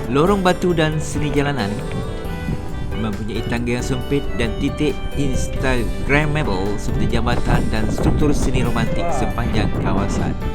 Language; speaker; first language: Malay; native; Malay